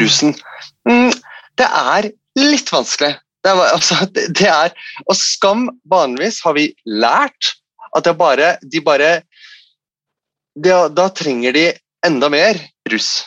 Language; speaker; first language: Norwegian; non-native, fluent; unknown